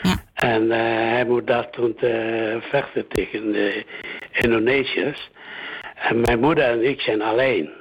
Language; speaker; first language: Dutch; early bilingual, other home language; Indonesian